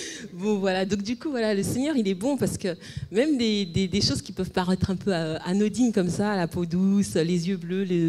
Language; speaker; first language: French; native; French